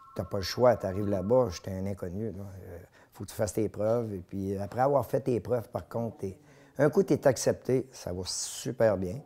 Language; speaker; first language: French; native; French